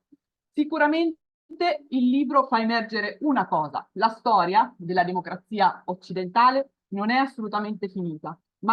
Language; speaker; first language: Italian; native; Italian